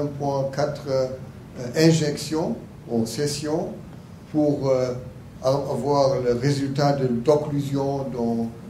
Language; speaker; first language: French; non-native, learner; German